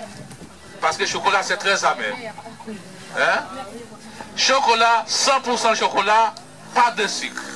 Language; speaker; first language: French; non-native, fluent; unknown